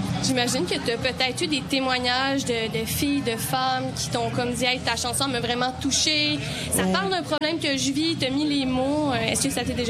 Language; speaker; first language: French; native; French